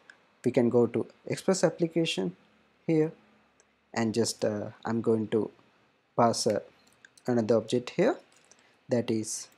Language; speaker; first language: English; non-native, fluent; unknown